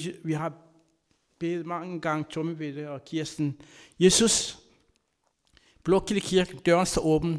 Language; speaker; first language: Danish; non-native, fluent; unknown